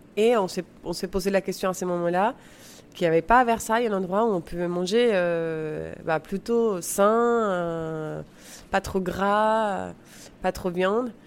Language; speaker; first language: French; non-native, fluent; Spanish